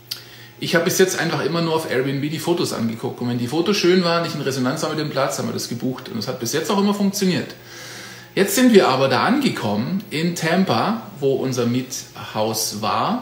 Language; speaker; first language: German; native; German